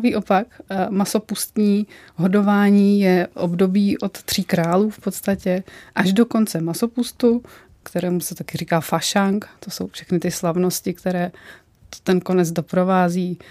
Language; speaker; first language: Czech; native; Czech